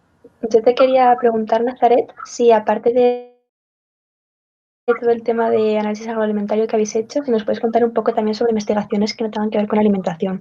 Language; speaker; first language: Spanish; native; Spanish